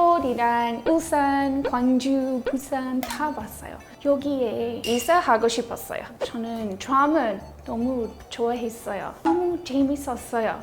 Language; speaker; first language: Korean; non-native, learner; English